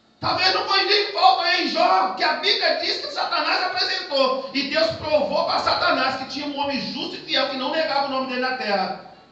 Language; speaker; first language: Portuguese; native; Portuguese